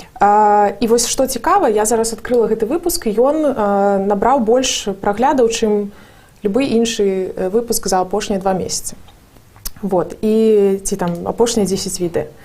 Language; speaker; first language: Belarusian; non-native, local second language; Russian